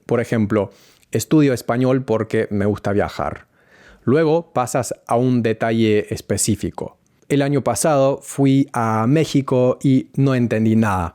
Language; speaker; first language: Spanish; non-native, fluent; English